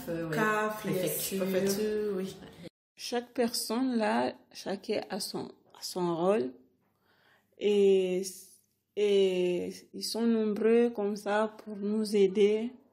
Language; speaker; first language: French; non-native, learner; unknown